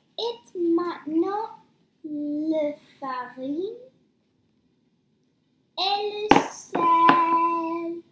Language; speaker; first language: French; early bilingual, heritage; French